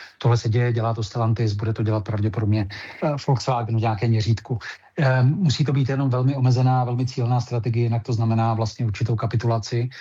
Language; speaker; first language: Czech; native; Czech